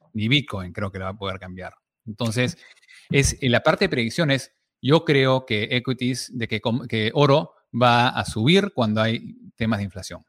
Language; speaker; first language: Spanish; early bilingual, heritage; Spanish